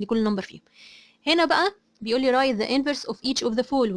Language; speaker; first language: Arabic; native; Arabic